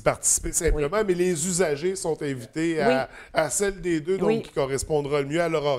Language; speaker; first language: French; native; French